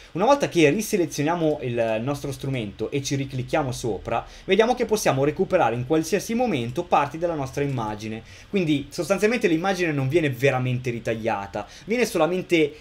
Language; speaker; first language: Italian; native; Italian